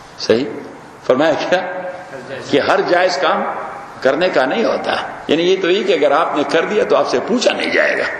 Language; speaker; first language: Urdu; non-native, local second language; Pashto